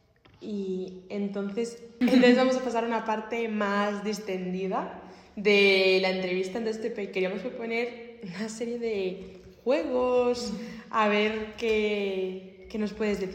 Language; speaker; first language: Spanish; native; Spanish